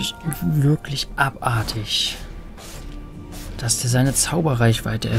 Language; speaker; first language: German; native; German